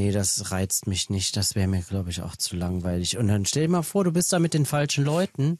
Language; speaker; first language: German; native; German